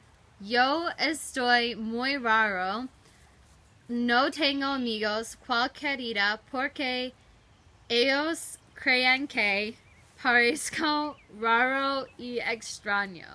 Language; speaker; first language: Spanish; non-native, learner; English